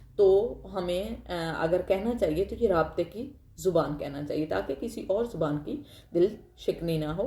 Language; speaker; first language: Urdu; native; Urdu